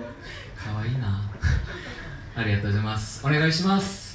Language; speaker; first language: Japanese; non-native, learner; Korean